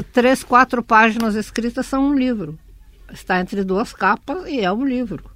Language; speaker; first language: Portuguese; early bilingual, other home language; Russian